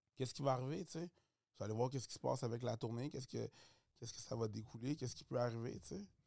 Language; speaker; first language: French; early bilingual, other home language; Haitian Creole